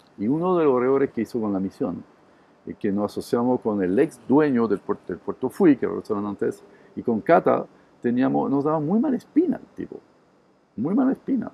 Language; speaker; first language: Spanish; non-native, fluent; French